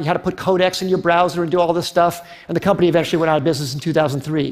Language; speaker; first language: English; native; English